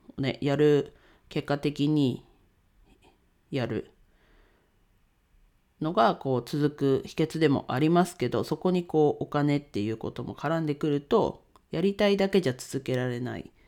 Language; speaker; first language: Japanese; native; Japanese